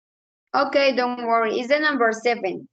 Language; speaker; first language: English; non-native, fluent; Spanish